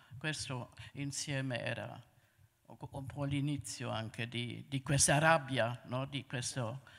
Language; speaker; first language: Italian; non-native, fluent; German